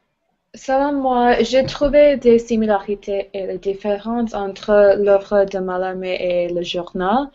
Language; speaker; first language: French; non-native, learner; English